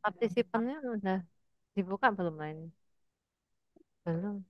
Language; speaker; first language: Indonesian; native; Indonesian